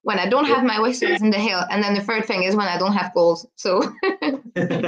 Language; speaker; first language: English; non-native, fluent; French